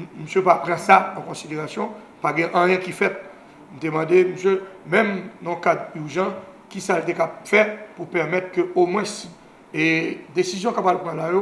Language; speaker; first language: Haitian Creole; native; Haitian Creole